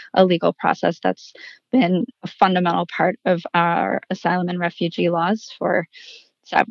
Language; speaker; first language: English; native; English